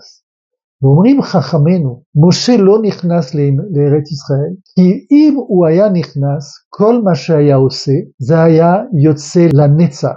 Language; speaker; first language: Hebrew; non-native, fluent; French